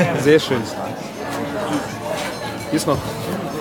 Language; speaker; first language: German; native; German